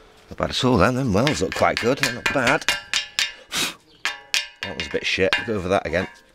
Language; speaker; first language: English; native; English